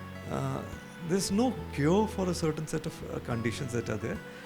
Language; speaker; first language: English; non-native, local second language; Malayalam